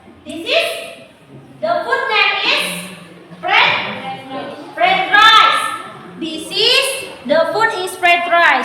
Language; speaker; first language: English; non-native, learner; Indonesian